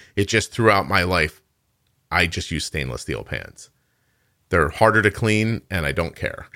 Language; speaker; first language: English; native; English